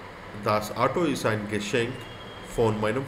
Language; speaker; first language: German; non-native, learner; Hindi